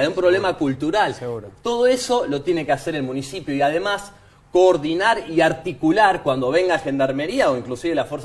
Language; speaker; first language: Spanish; native; Spanish